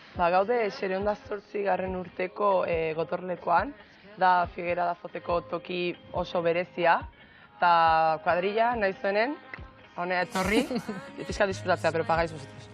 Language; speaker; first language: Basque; early bilingual, heritage; Basque